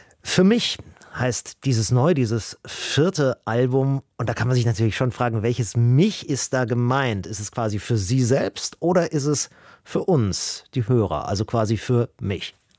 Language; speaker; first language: German; native; German